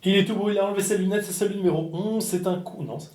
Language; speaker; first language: French; native; French